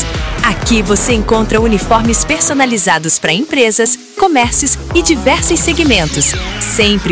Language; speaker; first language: Portuguese; native; Portuguese